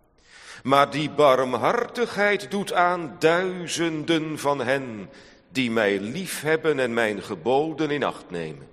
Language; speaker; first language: Dutch; native; Dutch